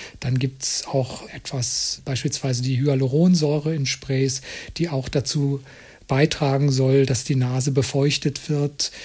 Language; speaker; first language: German; native; German